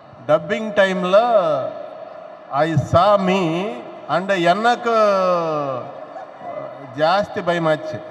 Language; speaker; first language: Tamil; non-native, learner; Telugu